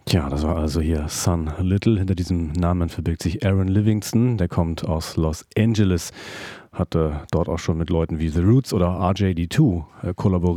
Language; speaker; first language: German; native; German